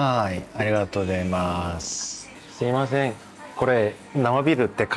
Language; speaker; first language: Japanese; non-native, learner; Korean